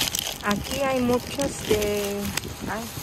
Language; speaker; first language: Spanish; non-native, learner; Filipino